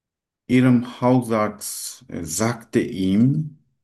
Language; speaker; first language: German; non-native, learner; Turkish